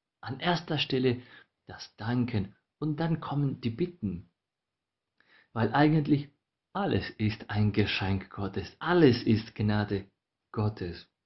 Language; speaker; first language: German; non-native, fluent; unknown